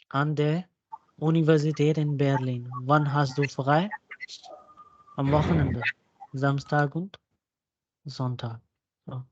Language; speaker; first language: German; non-native, fluent; Urdu